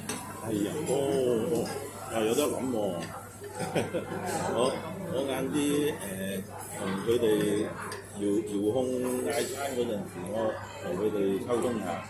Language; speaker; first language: Cantonese; native; Cantonese